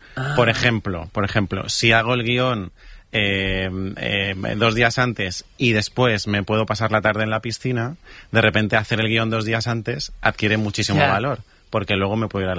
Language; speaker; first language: Spanish; native; Spanish